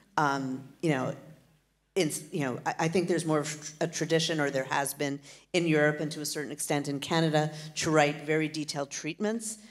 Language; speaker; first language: English; native; English